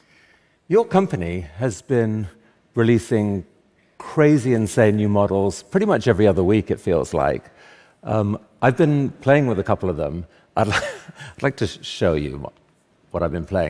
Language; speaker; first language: English; native; English